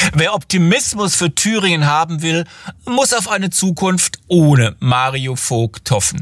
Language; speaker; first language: German; native; German